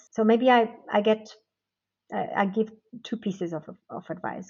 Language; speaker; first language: English; non-native, fluent; Portuguese